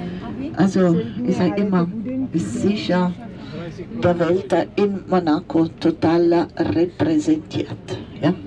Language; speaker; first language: German; non-native, fluent; Italian